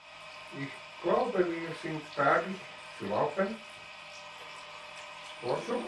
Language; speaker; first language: German; non-native, learner; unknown